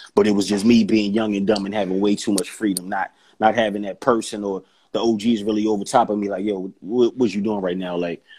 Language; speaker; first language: English; native; English